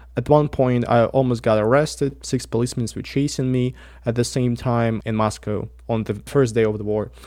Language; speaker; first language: English; non-native, fluent; Russian